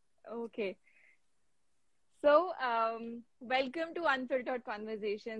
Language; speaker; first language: English; non-native, local second language; Marathi